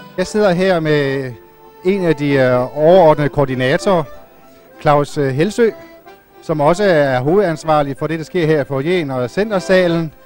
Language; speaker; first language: Danish; native; Danish